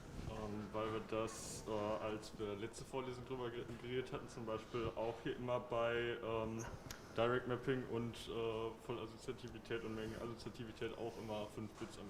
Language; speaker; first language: German; native; German